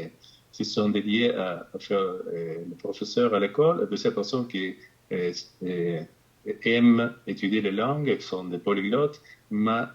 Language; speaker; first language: French; non-native, fluent; Spanish